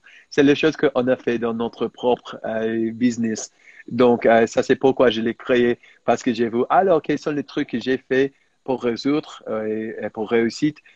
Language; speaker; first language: French; non-native, fluent; English